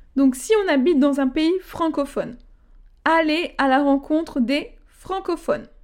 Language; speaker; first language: French; native; French